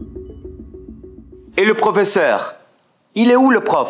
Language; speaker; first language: French; non-native, fluent; Spanish